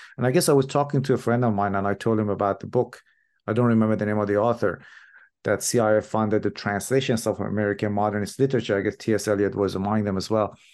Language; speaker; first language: English; non-native, fluent; Persian